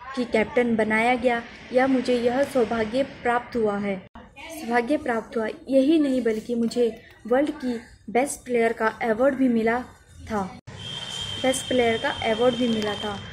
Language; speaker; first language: Hindi; native; Hindi